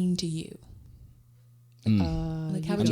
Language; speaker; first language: English; native; English